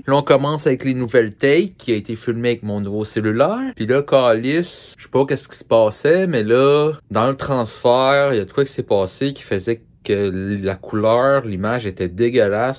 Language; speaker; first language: French; native; French